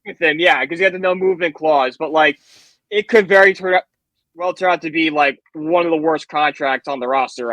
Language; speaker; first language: English; native; English